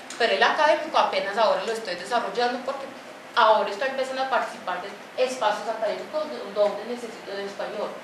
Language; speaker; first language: Spanish; non-native, fluent; Portuguese